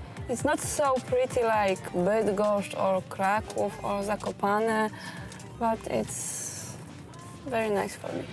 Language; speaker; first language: English; non-native, learner; Polish